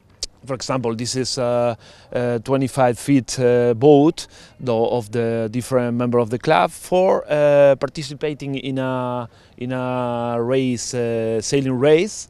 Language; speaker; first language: English; non-native, learner; Spanish